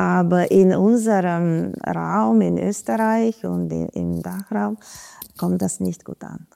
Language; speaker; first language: German; non-native, fluent; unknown